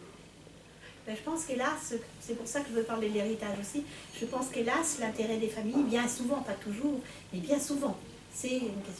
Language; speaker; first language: French; native; French